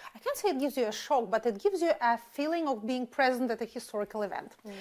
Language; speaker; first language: English; non-native, fluent; Russian